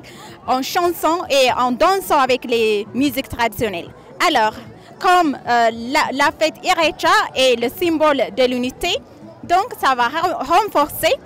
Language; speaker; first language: French; non-native, fluent; Amharic